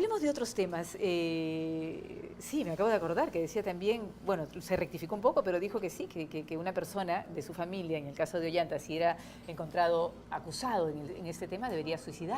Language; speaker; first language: Spanish; native; Spanish